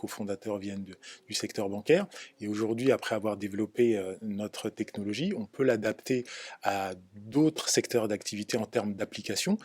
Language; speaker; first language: French; native; French